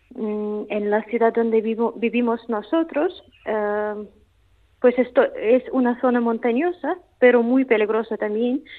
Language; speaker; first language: Spanish; non-native, fluent; Russian